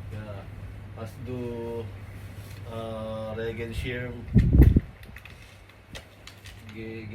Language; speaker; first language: German; non-native, learner; Filipino